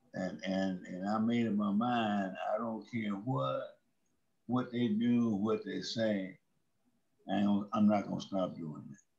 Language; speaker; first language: English; native; English